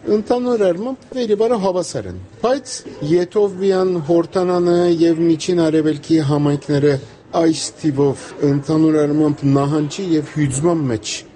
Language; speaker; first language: Armenian; native; Armenian